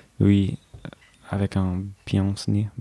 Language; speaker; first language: French; non-native, learner; English